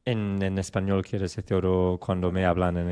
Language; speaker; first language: Spanish; non-native, fluent; English